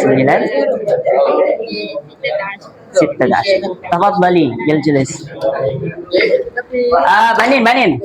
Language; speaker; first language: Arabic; non-native, learner; Indonesian